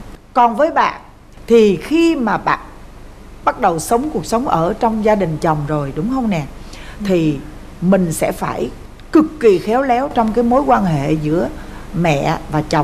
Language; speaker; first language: Vietnamese; native; Vietnamese